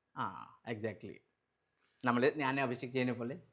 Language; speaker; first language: Malayalam; non-native, local second language; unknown